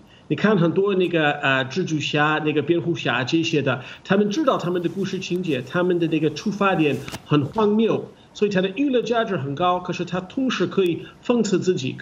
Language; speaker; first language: Chinese; non-native, fluent; English